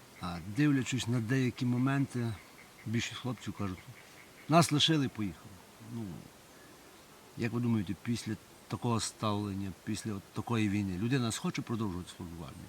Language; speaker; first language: Ukrainian; native; Ukrainian